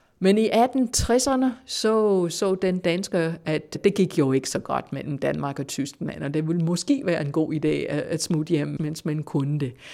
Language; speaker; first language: Danish; non-native, fluent; English